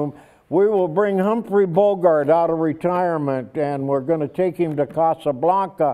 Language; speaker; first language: English; native; English